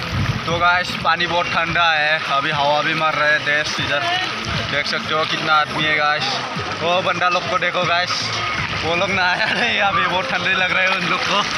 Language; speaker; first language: Hindi; non-native, local second language; Assamese